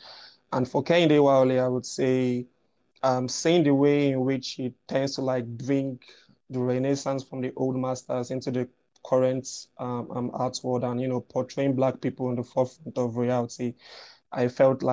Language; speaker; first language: English; non-native, local second language; Igbo